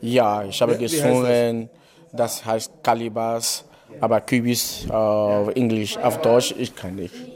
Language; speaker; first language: German; non-native, learner; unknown